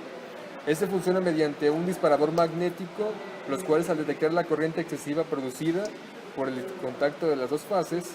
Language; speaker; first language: Spanish; native; Spanish